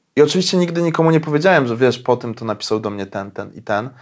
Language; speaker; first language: Polish; native; Polish